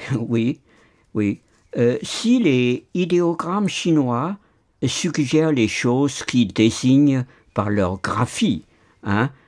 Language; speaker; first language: French; non-native, fluent; Chinese